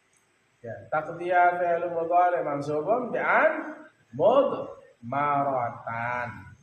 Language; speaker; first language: Arabic; non-native, fluent; Sasak